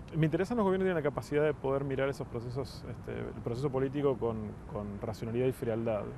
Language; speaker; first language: Spanish; native; Spanish